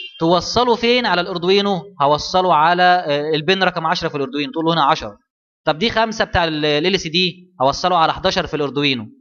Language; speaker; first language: Arabic; native; Arabic